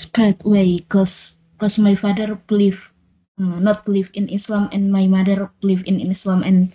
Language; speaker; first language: English; non-native, learner; Indonesian